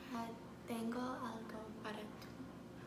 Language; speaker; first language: Spanish; non-native, learner; English